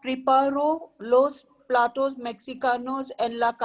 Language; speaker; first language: Spanish; non-native, learner; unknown